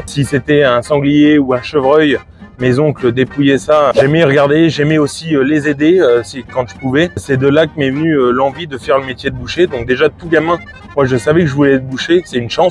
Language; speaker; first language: French; native; French